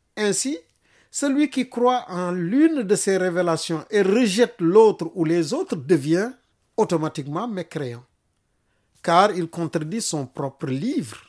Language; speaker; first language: French; non-native, local second language; Wolof